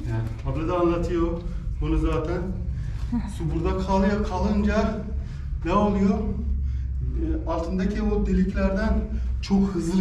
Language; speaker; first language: Turkish; non-native, learner; Persian